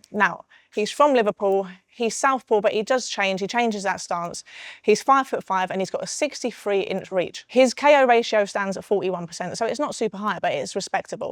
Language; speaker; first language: English; native; English